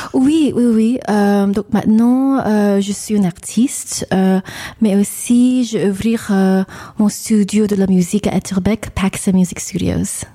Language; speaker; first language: French; non-native, learner; English